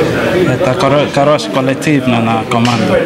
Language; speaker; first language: Russian; non-native, learner; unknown